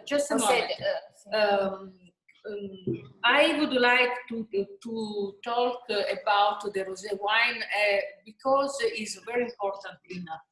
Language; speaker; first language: English; non-native, learner; Italian